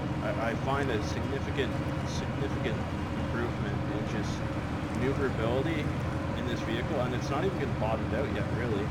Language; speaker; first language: English; native; English